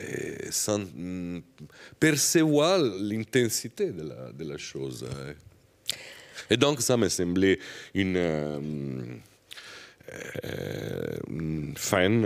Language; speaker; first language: French; non-native, fluent; Italian